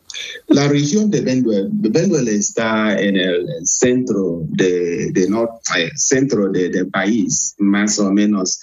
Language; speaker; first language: Spanish; non-native, fluent; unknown